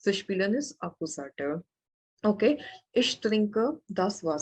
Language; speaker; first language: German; non-native, learner; Malayalam